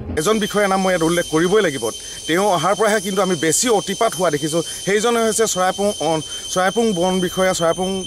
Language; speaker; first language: Assamese; non-native, local second language; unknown